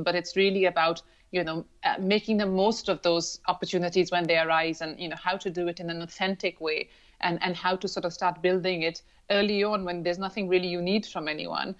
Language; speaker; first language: English; non-native, local second language; Urdu